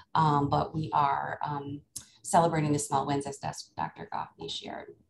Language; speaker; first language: English; native; English